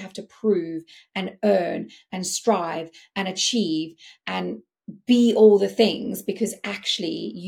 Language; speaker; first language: English; native; English